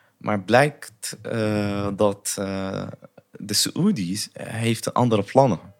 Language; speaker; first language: Dutch; non-native, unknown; Arabic